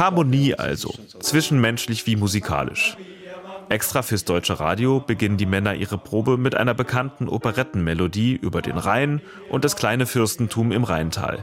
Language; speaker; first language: German; native; German